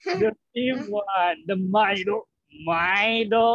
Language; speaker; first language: English; non-native, local second language; Filipino